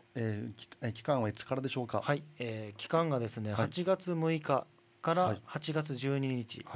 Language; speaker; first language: Japanese; native; Japanese